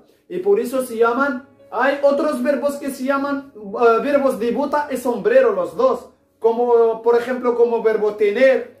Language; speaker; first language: Spanish; non-native, fluent; Arabic